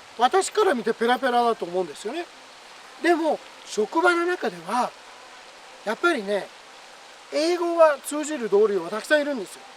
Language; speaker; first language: Japanese; non-native, fluent; Persian